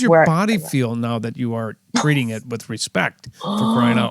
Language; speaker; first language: English; native; English